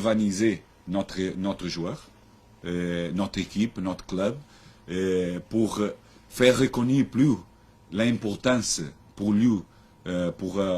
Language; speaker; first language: French; non-native, learner; Portuguese